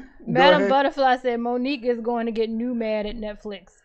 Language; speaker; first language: English; native; English